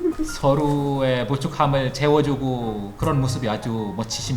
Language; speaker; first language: Korean; non-native, fluent; Malay